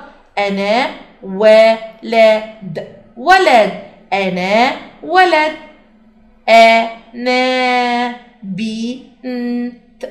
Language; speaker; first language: Arabic; native; Arabic